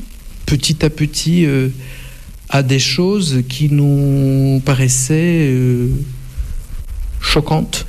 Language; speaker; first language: French; non-native, fluent; Russian